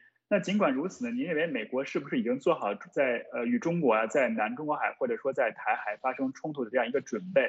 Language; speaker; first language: Chinese; native; Chinese